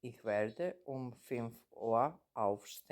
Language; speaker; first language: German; non-native, fluent; Serbian